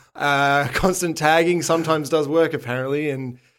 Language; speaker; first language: English; native; English